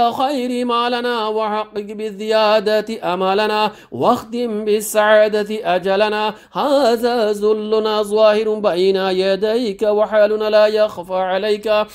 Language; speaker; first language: Arabic; non-native, learner; Bangla